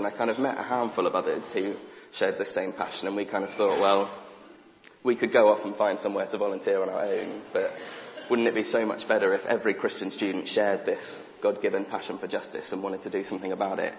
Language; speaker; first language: English; native; English